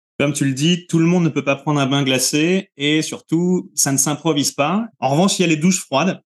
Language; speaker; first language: French; native; French